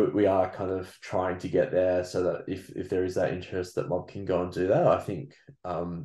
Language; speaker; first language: English; native; English